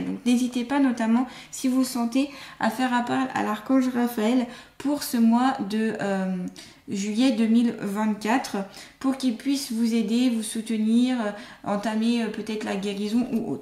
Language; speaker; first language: French; native; French